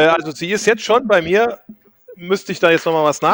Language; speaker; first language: German; native; German